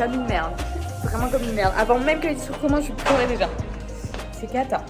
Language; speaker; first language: French; native; French